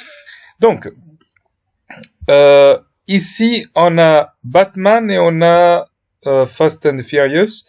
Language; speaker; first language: French; non-native, fluent; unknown